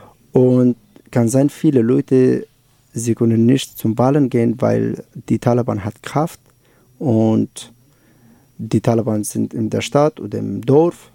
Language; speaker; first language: German; non-native, learner; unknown